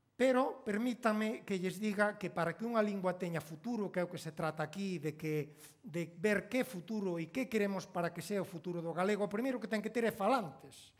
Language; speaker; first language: Galician; native; Galician